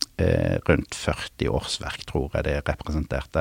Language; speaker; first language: Norwegian; native; Norwegian